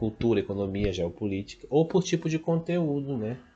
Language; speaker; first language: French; non-native, fluent; Portuguese